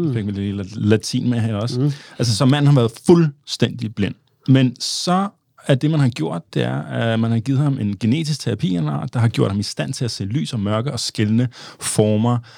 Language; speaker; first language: Danish; early bilingual, other home language; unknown